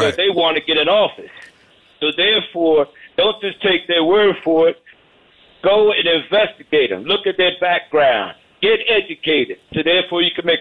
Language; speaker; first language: English; native; English